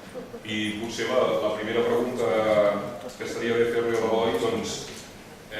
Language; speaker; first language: Catalan; native; Catalan